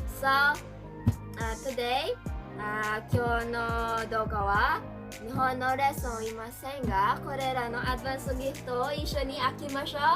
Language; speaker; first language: Japanese; non-native, learner; Filipino